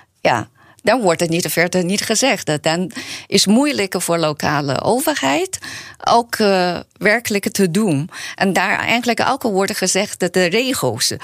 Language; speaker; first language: Dutch; non-native, learner; Chinese